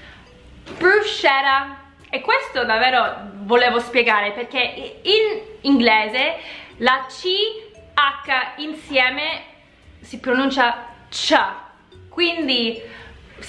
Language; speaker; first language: Italian; non-native, fluent; English